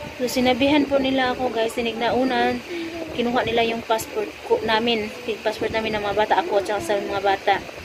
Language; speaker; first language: Filipino; non-native, local second language; Cebuano